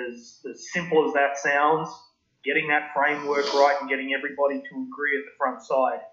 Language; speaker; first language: English; native; English